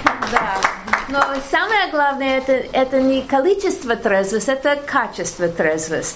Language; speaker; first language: Russian; non-native, learner; English